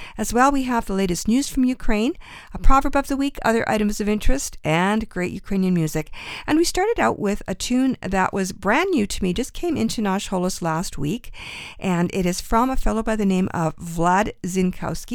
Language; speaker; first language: English; early bilingual, other home language; Ukrainian